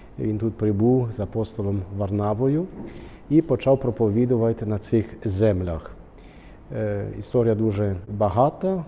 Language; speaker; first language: Ukrainian; early bilingual, heritage; Ukrainian